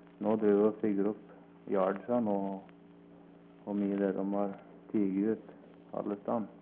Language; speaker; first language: Norwegian; early bilingual, heritage; Norwegian